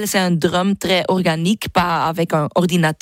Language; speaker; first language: French; non-native, local second language; Dutch